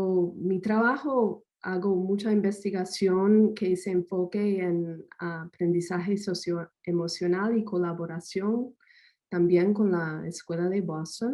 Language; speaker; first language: Spanish; non-native, fluent; English